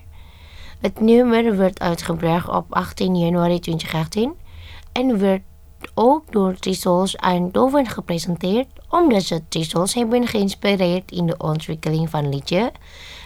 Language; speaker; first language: Dutch; non-native, fluent; Indonesian